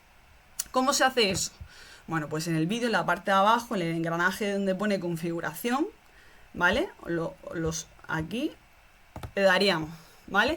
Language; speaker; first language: Spanish; native; Spanish